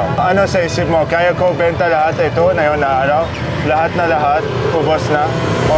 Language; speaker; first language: Filipino; non-native, learner; Arabic